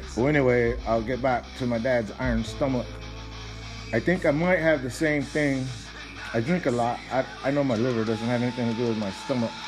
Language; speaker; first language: English; native; English